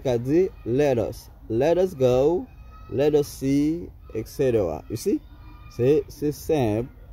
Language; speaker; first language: English; non-native, fluent; Haitian Creole